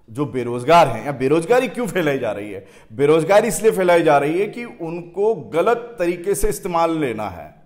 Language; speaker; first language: Hindi; native; Hindi